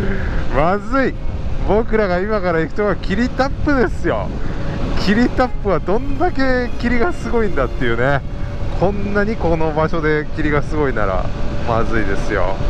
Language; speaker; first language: Japanese; native; Japanese